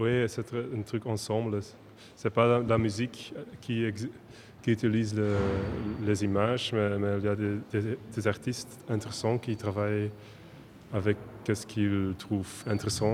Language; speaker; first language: French; non-native, local second language; Dutch